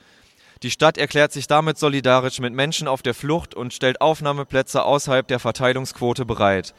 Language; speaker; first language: German; native; German